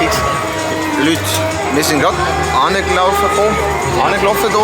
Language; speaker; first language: German; non-native, local second language; Croatian